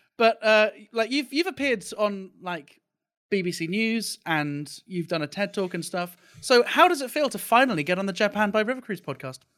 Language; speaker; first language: English; native; English